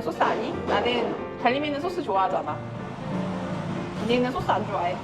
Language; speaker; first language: Korean; native; Korean